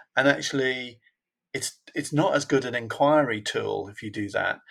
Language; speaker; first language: English; native; English